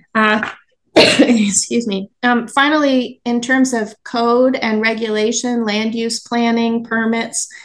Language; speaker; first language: English; native; English